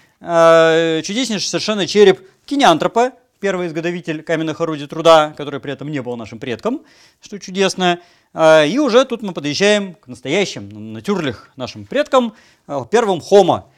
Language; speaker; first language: Russian; native; Russian